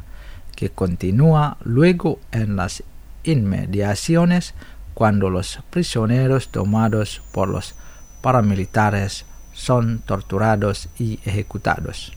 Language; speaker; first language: Spanish; non-native, fluent; Indonesian